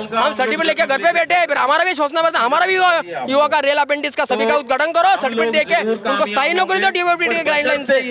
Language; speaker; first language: Hindi; non-native, local second language; Marathi